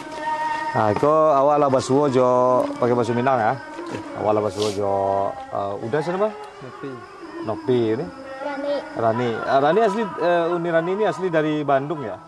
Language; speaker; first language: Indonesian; non-native, local second language; Minangkabau